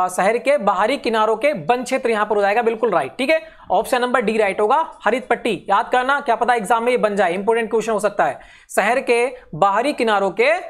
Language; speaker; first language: Hindi; native; Hindi